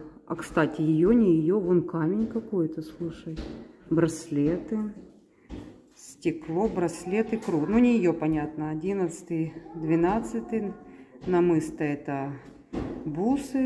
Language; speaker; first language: Russian; native; Russian